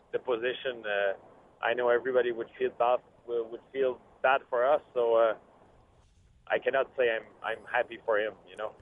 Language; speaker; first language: English; native; English